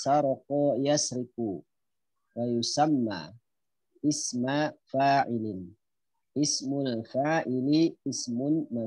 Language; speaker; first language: Arabic; non-native, learner; Indonesian